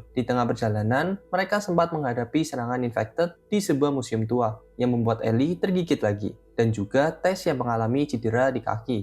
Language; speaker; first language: Indonesian; native; Indonesian